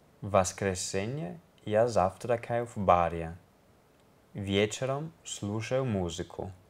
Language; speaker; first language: Russian; non-native, learner; Italian